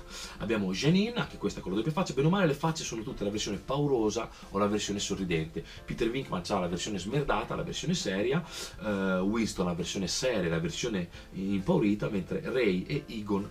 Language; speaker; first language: Italian; native; Italian